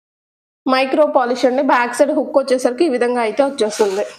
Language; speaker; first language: Telugu; native; Telugu